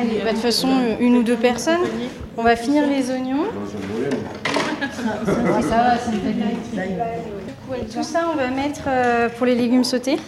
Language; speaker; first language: French; native; French